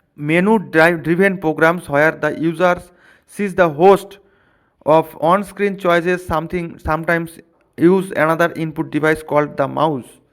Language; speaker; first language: English; non-native, local second language; Bangla